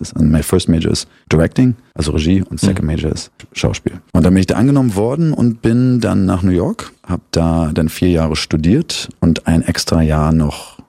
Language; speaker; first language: German; native; German